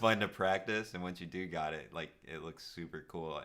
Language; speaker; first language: English; native; English